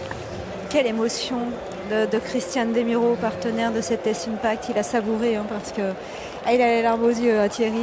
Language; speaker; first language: French; native; French